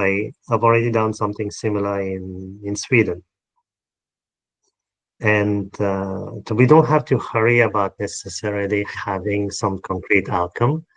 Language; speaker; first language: English; non-native, local second language; Morisyen